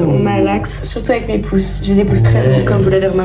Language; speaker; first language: French; native; French